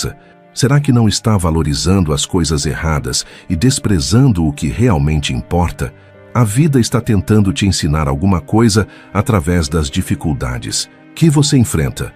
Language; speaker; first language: Portuguese; native; Portuguese